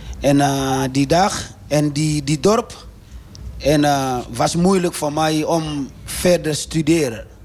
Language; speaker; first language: Dutch; non-native, learner; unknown